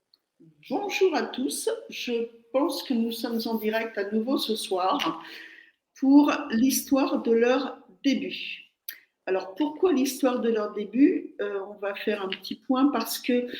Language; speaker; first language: French; native; French